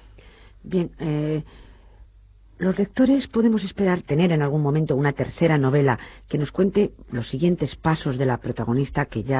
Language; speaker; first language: Spanish; native; Spanish